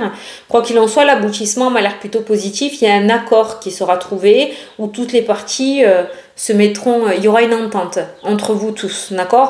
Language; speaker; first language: French; native; French